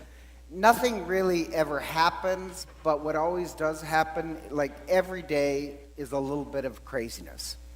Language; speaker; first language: English; native; English